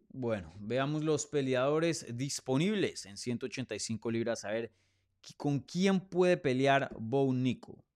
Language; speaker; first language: Spanish; native; Spanish